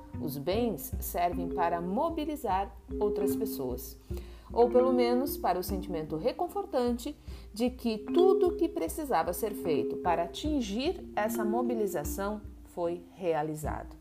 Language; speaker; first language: Portuguese; native; Portuguese